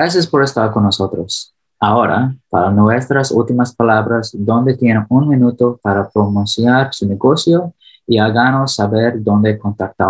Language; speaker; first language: Spanish; early bilingual, heritage; English